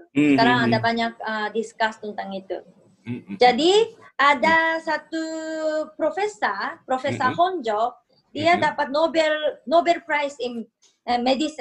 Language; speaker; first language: Indonesian; non-native, fluent; Japanese